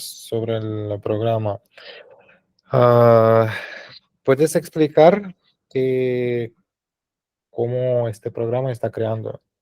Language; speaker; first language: Spanish; non-native, learner; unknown